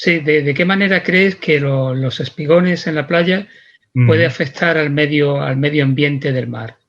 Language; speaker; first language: Spanish; native; Spanish